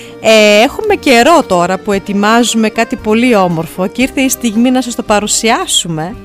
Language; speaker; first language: Greek; early bilingual, heritage; Greek